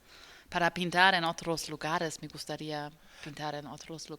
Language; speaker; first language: Spanish; non-native, learner; German